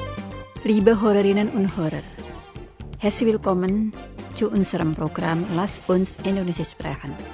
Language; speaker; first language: German; non-native, learner; Indonesian